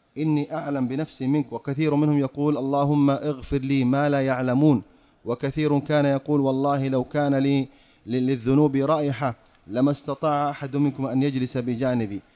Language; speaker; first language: Arabic; native; Arabic